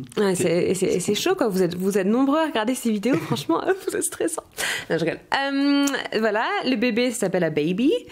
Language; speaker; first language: French; non-native, fluent; English